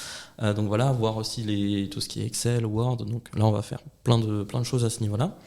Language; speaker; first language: French; native; French